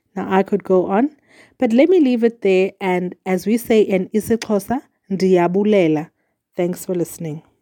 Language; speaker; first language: English; non-native, local second language; Xhosa